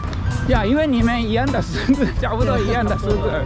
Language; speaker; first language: Chinese; non-native, learner; Japanese